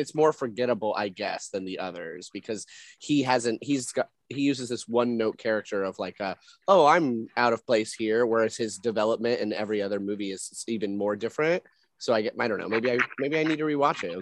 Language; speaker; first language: English; native; English